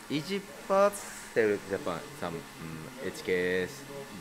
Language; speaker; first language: English; non-native, learner; Japanese